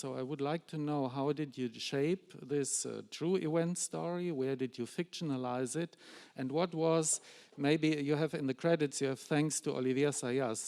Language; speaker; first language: English; non-native, fluent; German